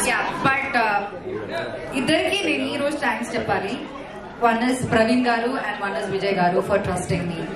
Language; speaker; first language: Telugu; non-native, fluent; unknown